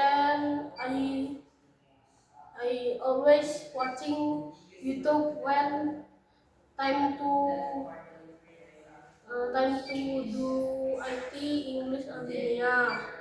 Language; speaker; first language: English; non-native, learner; Indonesian